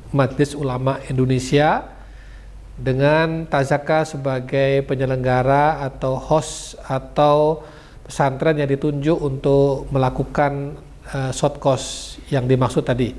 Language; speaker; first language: Indonesian; native; Indonesian